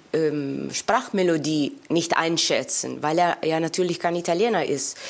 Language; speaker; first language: German; non-native, fluent; Italian